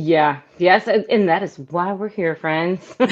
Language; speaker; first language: English; native; English